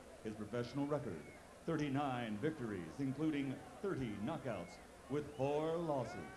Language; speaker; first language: English; native; English